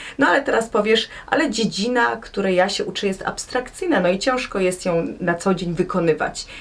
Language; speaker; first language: Polish; native; Polish